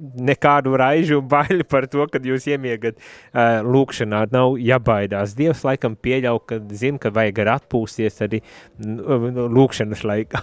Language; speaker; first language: Latvian; native; Latvian